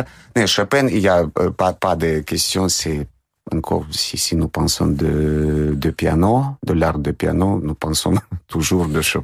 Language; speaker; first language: French; non-native, fluent; Russian